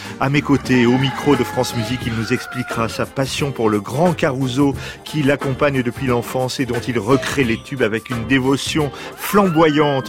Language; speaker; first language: French; native; French